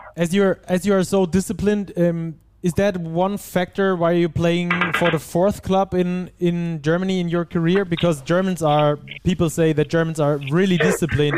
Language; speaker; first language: English; non-native, fluent; German